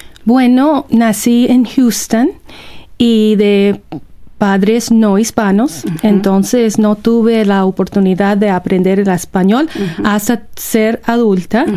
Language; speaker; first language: Spanish; non-native, fluent; English